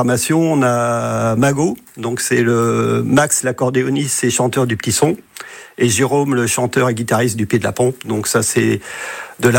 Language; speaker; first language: French; native; French